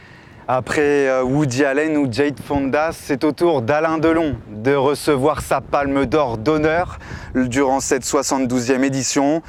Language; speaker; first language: French; native; French